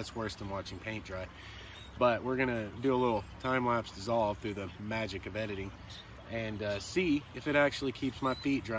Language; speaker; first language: English; native; English